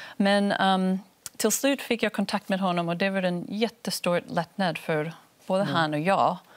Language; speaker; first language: Swedish; non-native, fluent; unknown